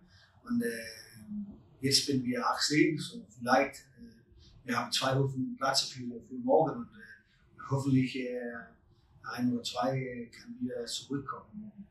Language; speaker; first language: German; non-native, learner; Danish